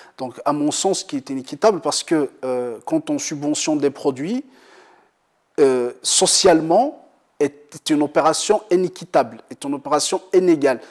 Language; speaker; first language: French; non-native, local second language; Kabyle